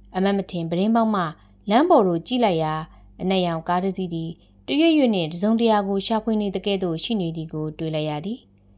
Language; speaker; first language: Burmese; native; Burmese